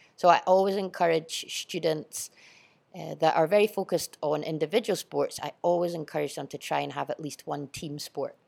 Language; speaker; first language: English; native; English